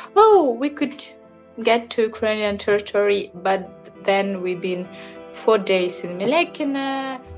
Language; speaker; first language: English; non-native, learner; Russian